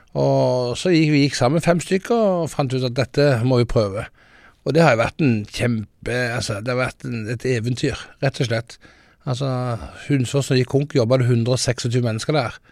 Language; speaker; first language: Norwegian; early bilingual, heritage; Norwegian